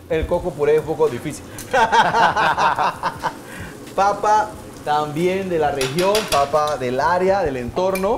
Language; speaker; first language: Spanish; native; Spanish